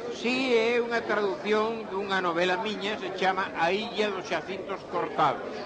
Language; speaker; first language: Galician; non-native, local second language; Spanish